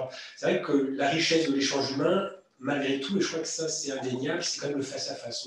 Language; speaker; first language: French; native; French